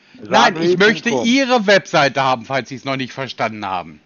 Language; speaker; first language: German; native; German